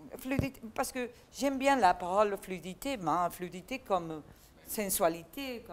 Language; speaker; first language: French; non-native, learner; Catalan